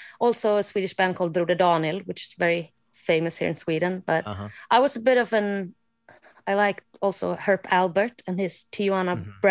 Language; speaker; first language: English; non-native, fluent; Swedish